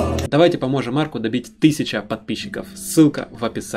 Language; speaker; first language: Russian; native; Russian